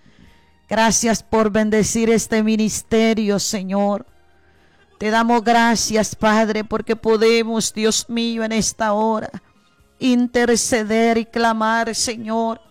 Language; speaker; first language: Spanish; native; Spanish